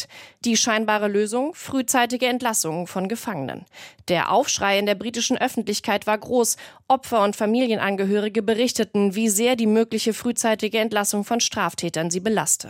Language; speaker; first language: German; native; German